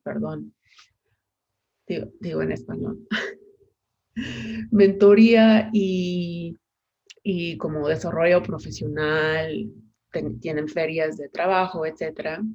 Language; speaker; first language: Spanish; non-native, fluent; English